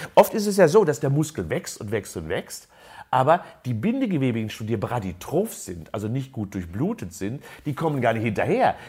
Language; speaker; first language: German; native; German